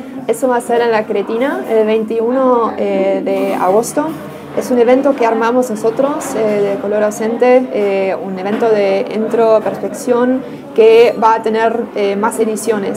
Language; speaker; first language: Spanish; non-native, fluent; German